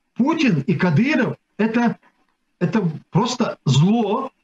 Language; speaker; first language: Russian; non-native, local second language; Chechen